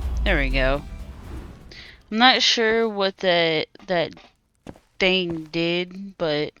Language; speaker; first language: English; native; English